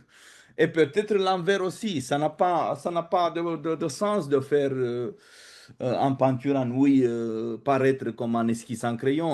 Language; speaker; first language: French; non-native, fluent; Romanian